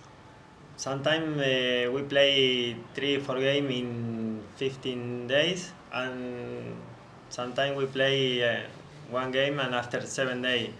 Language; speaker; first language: English; non-native, learner; Spanish